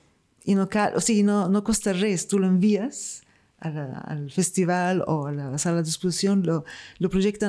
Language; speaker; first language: Catalan; non-native, fluent; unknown